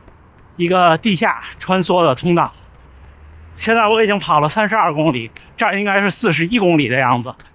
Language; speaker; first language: Chinese; native; Chinese